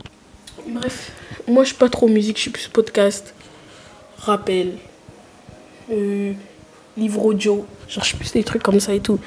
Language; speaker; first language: French; native; French